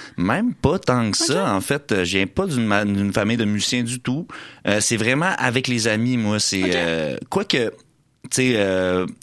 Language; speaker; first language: French; native; French